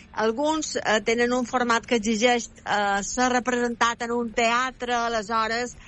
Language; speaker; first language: Catalan; native; Catalan